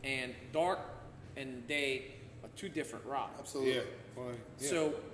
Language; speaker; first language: English; native; English